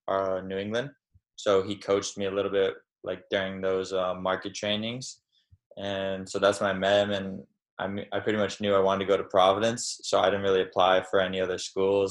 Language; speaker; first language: English; native; English